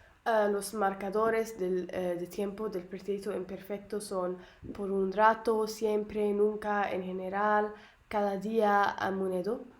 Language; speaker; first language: Spanish; non-native, learner; Arabic